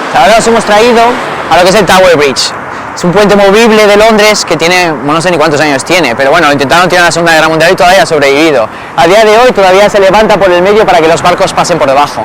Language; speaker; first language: Spanish; native; Spanish